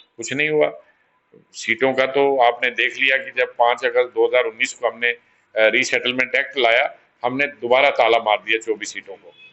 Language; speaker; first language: Hindi; non-native, local second language; Pahari-Potwari